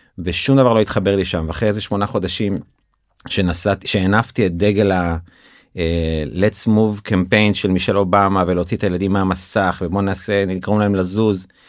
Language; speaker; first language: Hebrew; native; Hebrew